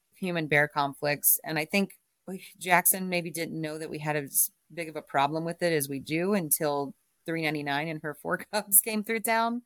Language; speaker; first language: English; native; English